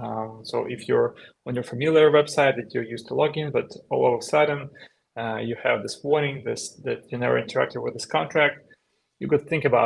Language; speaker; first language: English; non-native, fluent; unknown